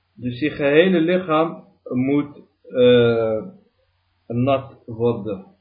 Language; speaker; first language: Dutch; early bilingual, other home language; Arabic